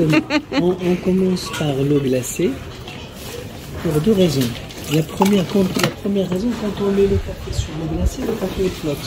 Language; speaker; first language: French; non-native, local second language; Arabic